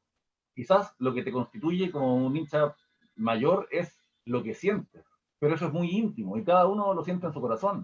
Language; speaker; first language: Spanish; native; Spanish